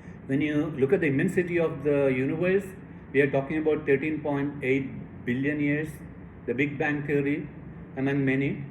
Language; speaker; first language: English; non-native, local second language; Malayalam